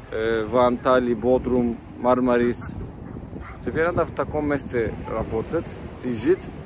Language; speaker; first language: Russian; non-native, learner; Turkish